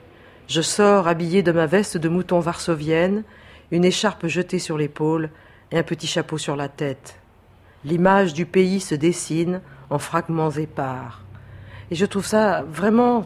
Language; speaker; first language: French; native; French